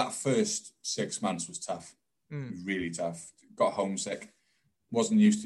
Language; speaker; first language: English; native; English